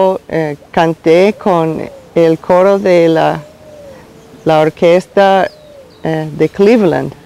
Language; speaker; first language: Spanish; non-native, fluent; English